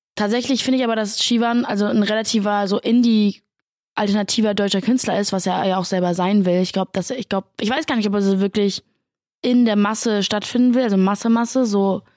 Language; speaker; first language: German; native; German